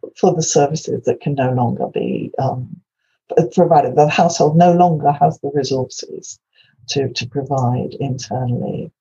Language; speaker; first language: English; non-native, local second language; Welsh